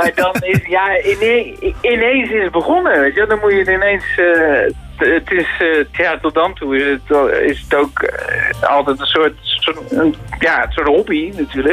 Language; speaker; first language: Dutch; native; Dutch